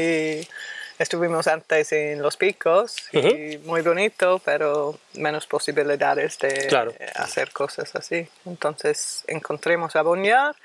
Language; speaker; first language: Spanish; non-native, fluent; English